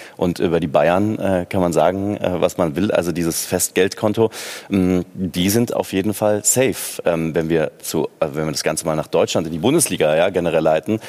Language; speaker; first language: German; native; German